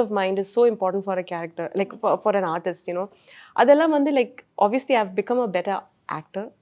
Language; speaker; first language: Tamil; non-native, learner; Malayalam